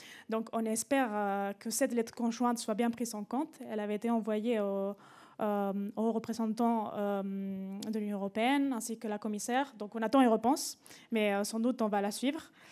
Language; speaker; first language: French; non-native, fluent; Spanish